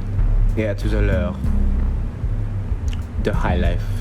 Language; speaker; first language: French; non-native, learner; English